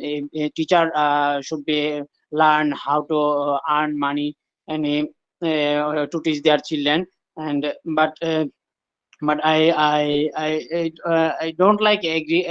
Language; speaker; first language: English; non-native, learner; Bangla